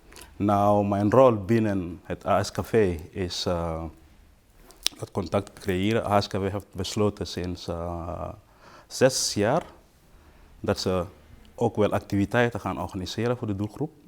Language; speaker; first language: Dutch; non-native, fluent; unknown